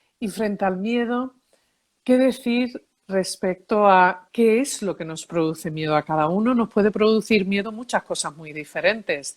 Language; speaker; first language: Spanish; early bilingual, heritage; Spanish